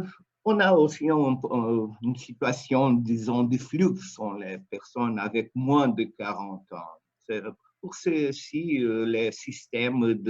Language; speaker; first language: French; non-native, fluent; Portuguese